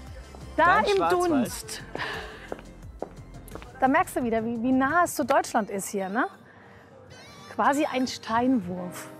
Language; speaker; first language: German; native; German